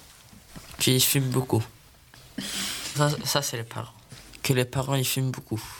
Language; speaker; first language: French; non-native, learner; Swedish